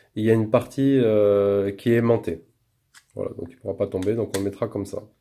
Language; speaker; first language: French; native; French